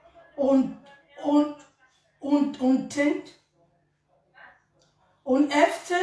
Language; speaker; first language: German; non-native, learner; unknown